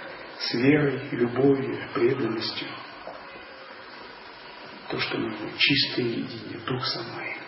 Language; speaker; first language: Russian; native; Russian